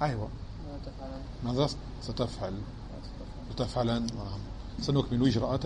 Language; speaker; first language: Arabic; non-native, fluent; French